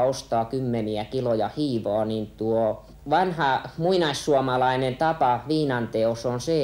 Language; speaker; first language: Finnish; native; Finnish